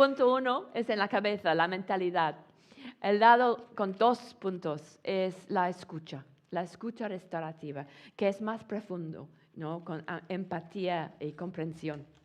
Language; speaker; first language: Spanish; non-native, fluent; English